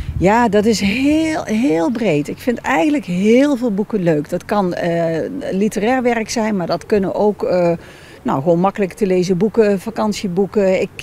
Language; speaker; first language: Dutch; native; Dutch